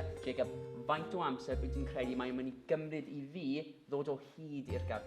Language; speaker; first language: Welsh; native; Welsh